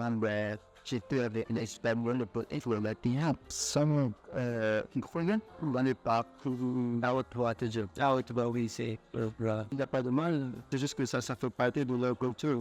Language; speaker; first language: French; non-native, fluent; Filipino